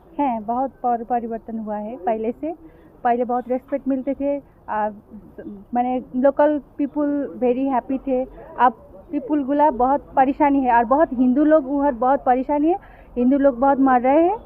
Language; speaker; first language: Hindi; non-native, learner; Bangla